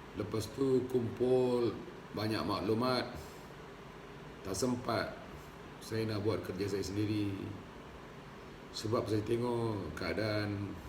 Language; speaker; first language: Malay; non-native, local second language; Tamil